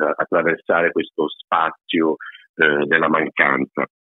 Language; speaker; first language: Italian; native; Italian